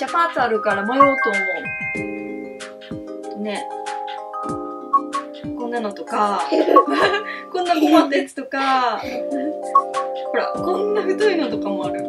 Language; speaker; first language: Japanese; native; Japanese